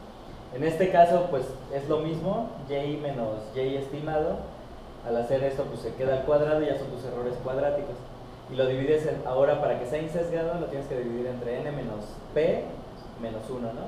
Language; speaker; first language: Spanish; native; Spanish